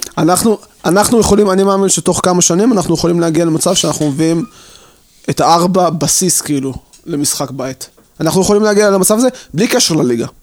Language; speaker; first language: Hebrew; native; Hebrew